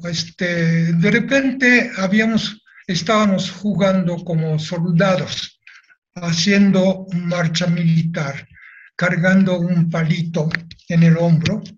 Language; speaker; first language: Spanish; non-native, fluent; Japanese